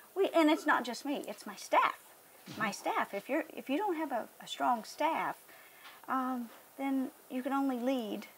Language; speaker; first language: English; native; English